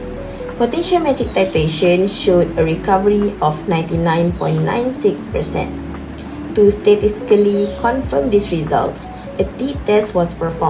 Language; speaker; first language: English; non-native, local second language; Malay